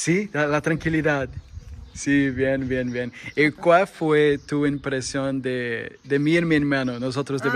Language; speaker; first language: Spanish; non-native, learner; Portuguese